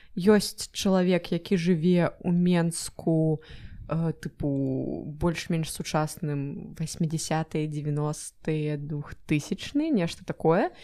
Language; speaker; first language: Belarusian; non-native, local second language; Russian